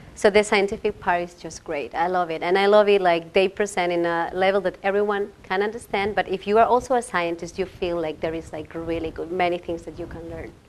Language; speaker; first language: English; non-native, fluent; Spanish